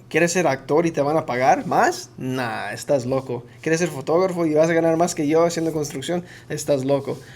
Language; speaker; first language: Spanish; early bilingual, heritage; Spanish